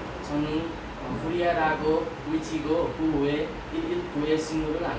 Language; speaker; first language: Korean; non-native, learner; Nepali